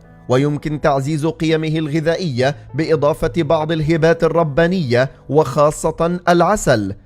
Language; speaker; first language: Arabic; native; Arabic